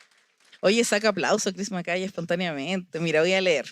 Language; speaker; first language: Spanish; native; Spanish